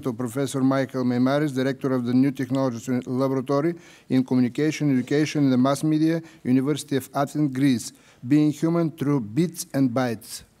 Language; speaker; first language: English; non-native, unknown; Bulgarian